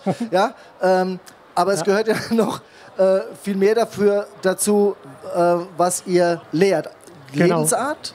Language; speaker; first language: German; native; German